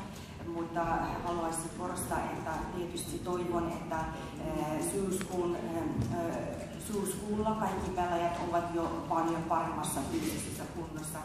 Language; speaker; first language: Finnish; non-native, fluent; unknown